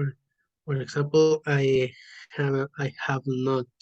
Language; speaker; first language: English; non-native, learner; Spanish